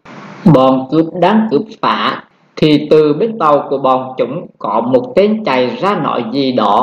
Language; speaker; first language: Vietnamese; native; Vietnamese